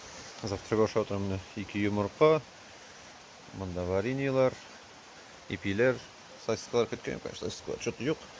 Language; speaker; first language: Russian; non-native, local second language; Tatar